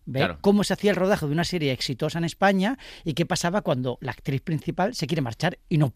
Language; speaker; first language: Spanish; native; Spanish